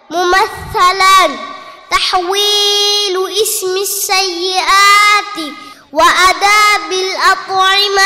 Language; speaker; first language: Arabic; non-native, learner; Bangla